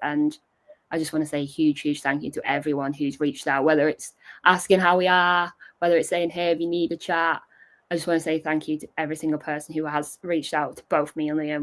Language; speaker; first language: English; native; English